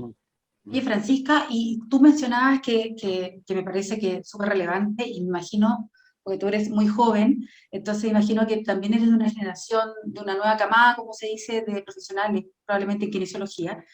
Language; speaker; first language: Spanish; native; Spanish